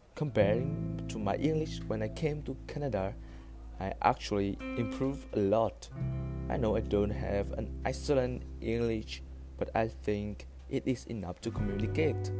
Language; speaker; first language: English; non-native, learner; Vietnamese